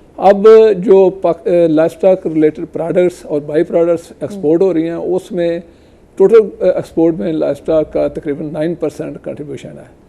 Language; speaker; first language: Urdu; non-native, local second language; Punjabi